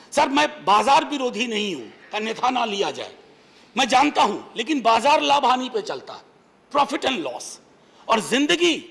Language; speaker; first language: Hindi; native; Hindi